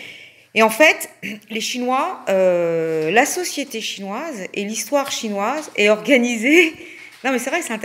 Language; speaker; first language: French; native; French